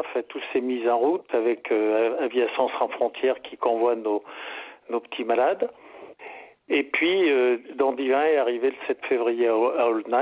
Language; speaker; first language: French; native; French